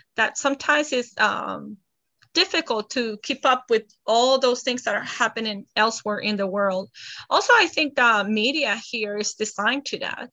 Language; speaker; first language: English; non-native, fluent; Spanish